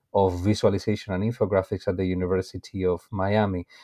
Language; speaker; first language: English; non-native, fluent; Spanish